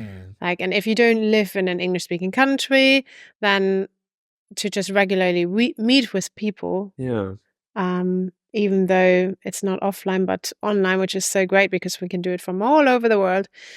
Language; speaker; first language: English; non-native, fluent; German